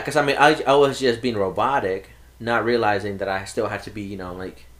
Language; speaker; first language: English; early bilingual, other home language; Spanish